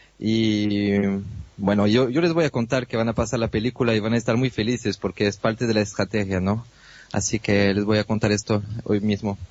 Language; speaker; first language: Spanish; non-native, fluent; French